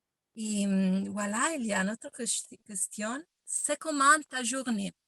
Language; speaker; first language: French; non-native, learner; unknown